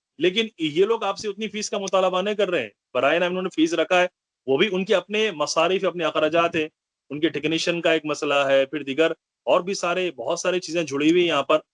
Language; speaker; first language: Urdu; native; Urdu